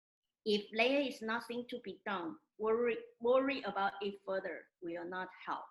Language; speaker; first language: English; non-native, learner; Chinese